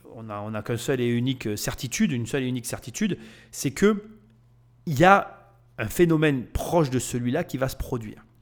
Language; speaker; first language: French; native; French